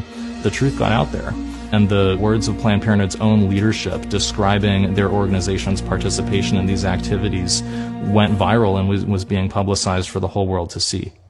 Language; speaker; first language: English; native; English